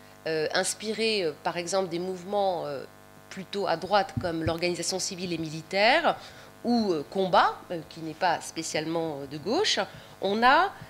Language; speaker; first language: French; native; French